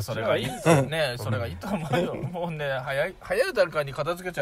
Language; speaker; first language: Japanese; native; Japanese